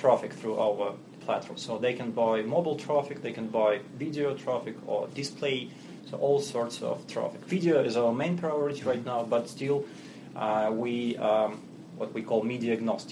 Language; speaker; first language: English; non-native, fluent; Russian